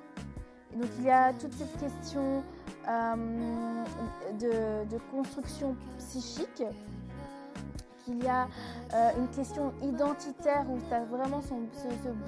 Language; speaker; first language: French; native; French